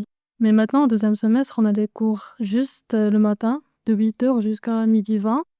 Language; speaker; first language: French; non-native, fluent; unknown